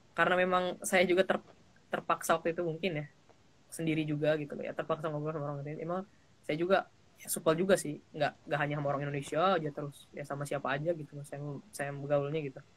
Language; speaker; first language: Indonesian; native; Indonesian